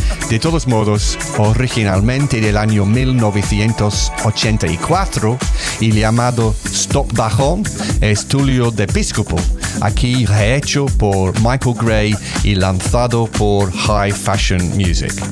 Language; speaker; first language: Spanish; non-native, learner; English